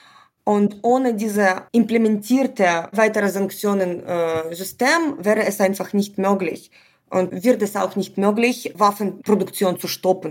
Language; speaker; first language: German; non-native, fluent; Ukrainian